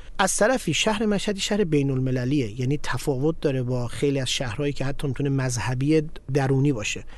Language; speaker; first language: Persian; native; Persian